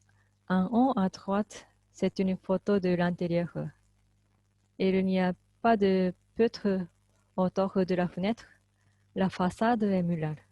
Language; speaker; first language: French; non-native, fluent; Japanese